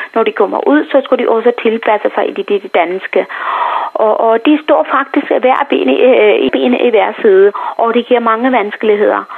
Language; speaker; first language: Danish; non-native, fluent; Tamil